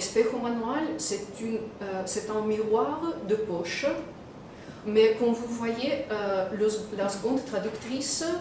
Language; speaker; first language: French; non-native, fluent; Russian